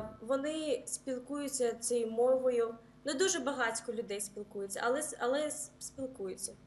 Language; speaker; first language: Ukrainian; early bilingual, heritage; Ukrainian